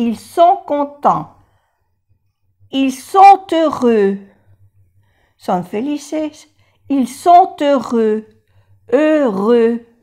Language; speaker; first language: French; non-native, fluent; Spanish